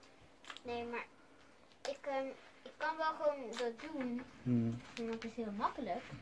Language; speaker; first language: Dutch; early bilingual, other home language; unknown